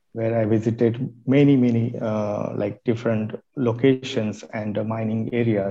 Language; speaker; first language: English; non-native, local second language; Marathi